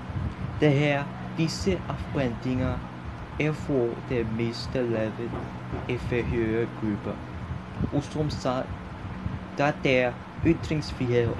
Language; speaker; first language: Danish; non-native, learner; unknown